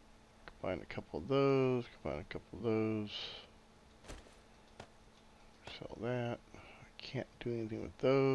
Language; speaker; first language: English; native; English